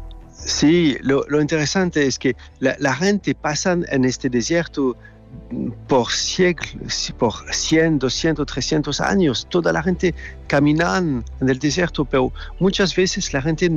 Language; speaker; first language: Spanish; non-native, learner; French